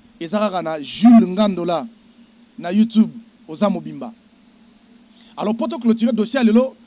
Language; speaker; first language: Lingala; native; Lingala